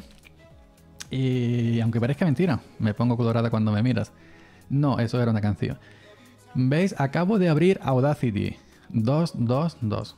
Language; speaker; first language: Spanish; native; Spanish